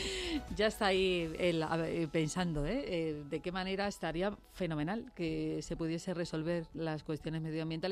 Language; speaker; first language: Spanish; native; Spanish